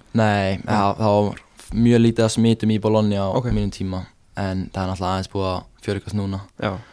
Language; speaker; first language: Icelandic; native; Icelandic